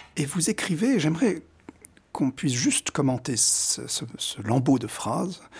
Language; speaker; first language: French; native; French